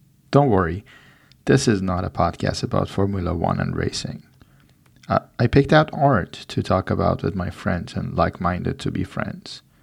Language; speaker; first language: English; non-native, fluent; Persian